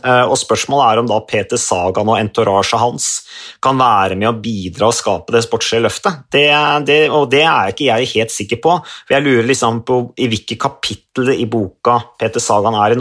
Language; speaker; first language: Norwegian; native; Norwegian